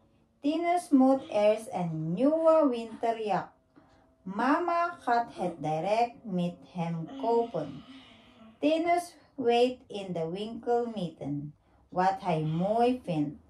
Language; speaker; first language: Dutch; non-native, learner; Filipino